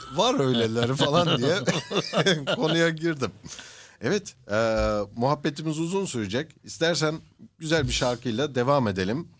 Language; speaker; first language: Turkish; early bilingual, heritage; Turkish